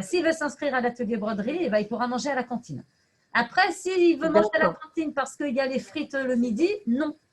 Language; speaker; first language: French; native; French